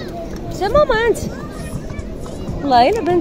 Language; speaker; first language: Arabic; native; Arabic